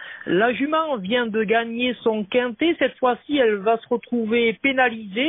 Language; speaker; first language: French; native; French